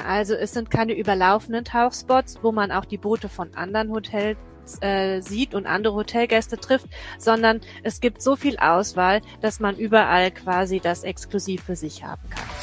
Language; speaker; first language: German; native; German